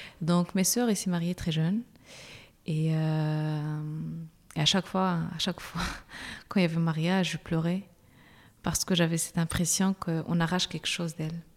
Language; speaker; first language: French; non-native, local second language; Arabic